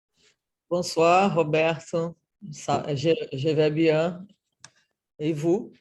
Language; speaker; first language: French; non-native, learner; Portuguese